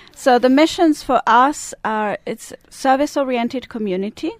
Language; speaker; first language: English; non-native, fluent; Italian